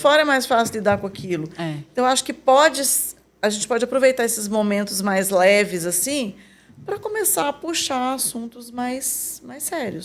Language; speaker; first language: Portuguese; native; Portuguese